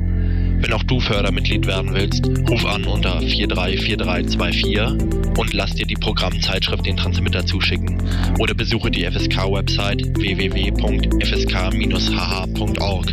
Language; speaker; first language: German; native; German